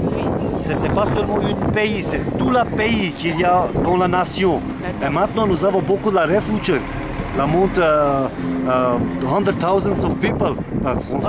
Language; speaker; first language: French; non-native, learner; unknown